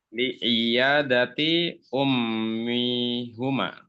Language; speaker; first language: Arabic; non-native, learner; Indonesian